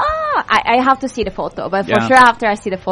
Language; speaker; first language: English; non-native, learner; Chinese